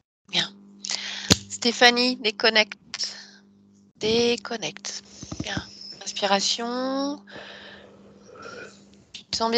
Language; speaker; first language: French; native; French